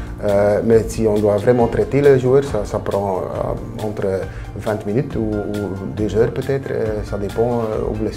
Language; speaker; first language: French; non-native, local second language; Dutch